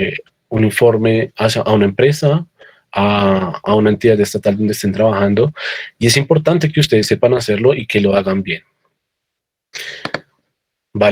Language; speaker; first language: Spanish; native; Spanish